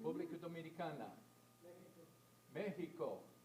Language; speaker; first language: Spanish; non-native, fluent; English